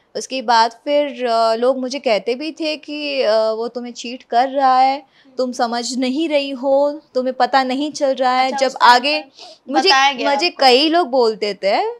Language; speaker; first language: Hindi; non-native, local second language; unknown